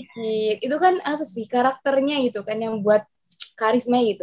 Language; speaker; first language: Indonesian; native; Indonesian